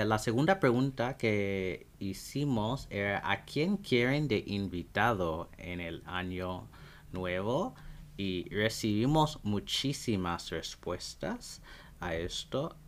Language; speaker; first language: Spanish; non-native, fluent; English